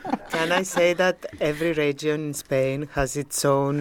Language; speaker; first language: English; non-native, fluent; Greek